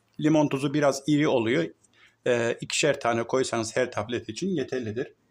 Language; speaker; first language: Turkish; native; Turkish